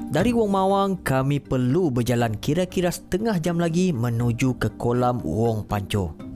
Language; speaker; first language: Malay; native; Malay